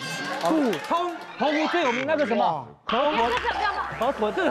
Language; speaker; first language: Chinese; native; Chinese